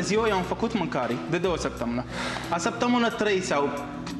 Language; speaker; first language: Romanian; non-native, learner; Arabic